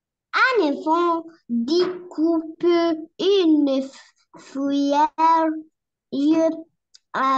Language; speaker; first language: French; non-native, learner; Arabic